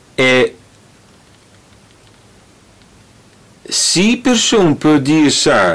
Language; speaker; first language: French; non-native, learner; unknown